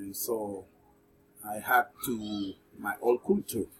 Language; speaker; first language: English; non-native, learner; Spanish